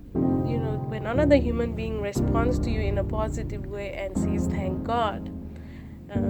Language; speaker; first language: English; non-native, local second language; Nepali